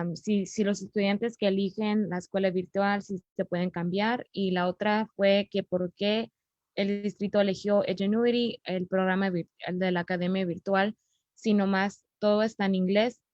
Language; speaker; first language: Spanish; early bilingual, other home language; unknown